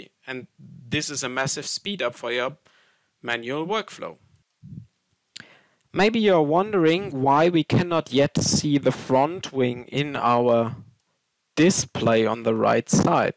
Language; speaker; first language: English; non-native, fluent; German